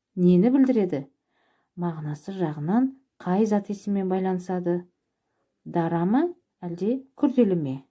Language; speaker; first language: Kazakh; native; Kazakh